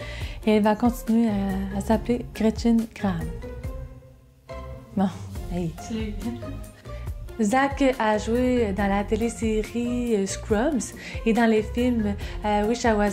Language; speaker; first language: French; native; French